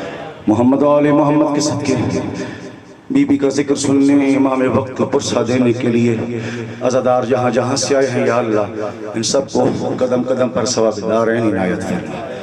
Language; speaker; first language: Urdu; non-native, local second language; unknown